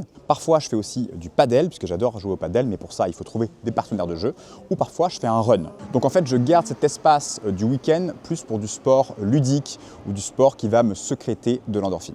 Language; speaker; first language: French; native; French